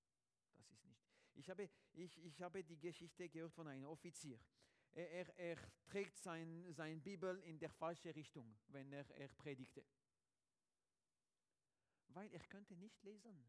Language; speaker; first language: German; non-native, learner; French